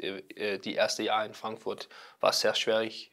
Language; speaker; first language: German; non-native, learner; Danish